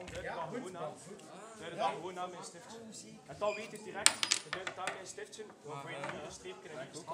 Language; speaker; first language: Dutch; native; Dutch